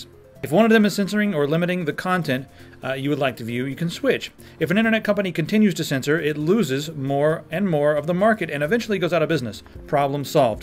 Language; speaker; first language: English; native; English